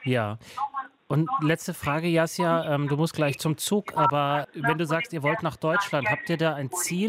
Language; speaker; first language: German; native; German